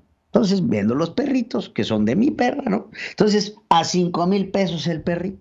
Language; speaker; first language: Spanish; native; Spanish